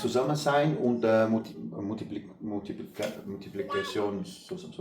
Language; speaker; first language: German; non-native, learner; Portuguese